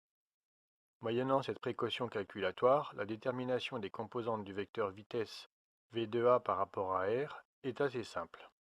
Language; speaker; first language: French; native; French